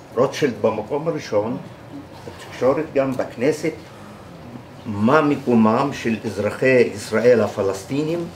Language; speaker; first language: Hebrew; native; Hebrew